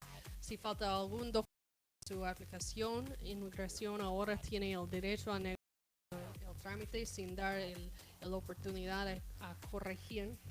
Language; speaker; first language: Spanish; non-native, fluent; English